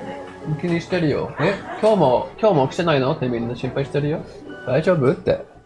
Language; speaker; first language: Japanese; non-native, fluent; English